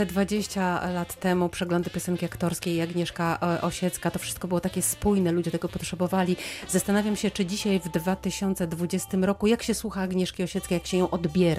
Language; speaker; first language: Polish; native; Polish